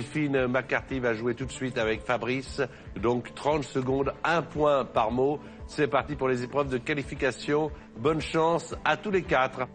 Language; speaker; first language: French; native; French